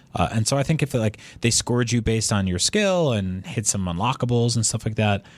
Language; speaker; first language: English; native; English